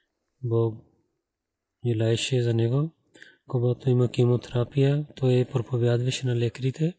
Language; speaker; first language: Bulgarian; non-native, learner; Urdu